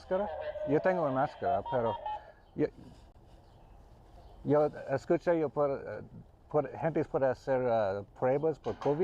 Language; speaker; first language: Spanish; non-native, learner; English